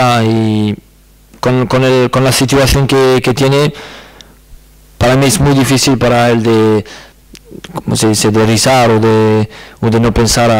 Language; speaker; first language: Spanish; non-native, learner; French